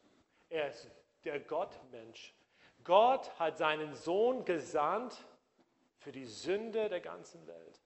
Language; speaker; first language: German; non-native, fluent; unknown